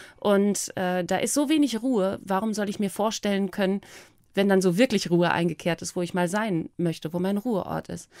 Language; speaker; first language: German; native; German